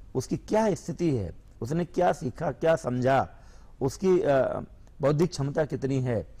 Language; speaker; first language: Hindi; native; Hindi